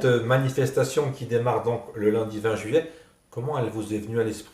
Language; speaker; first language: French; native; French